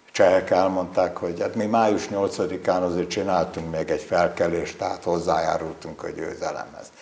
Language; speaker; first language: Hungarian; native; Hungarian